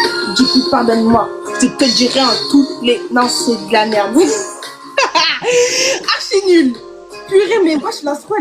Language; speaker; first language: French; native; French